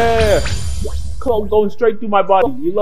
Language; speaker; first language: English; native; English